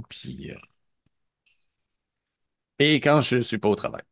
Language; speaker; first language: French; native; French